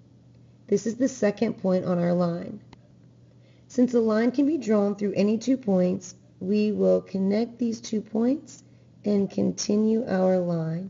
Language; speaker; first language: English; native; English